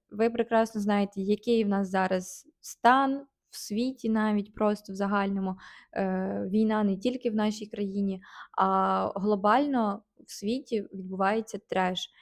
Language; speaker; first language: Ukrainian; native; Ukrainian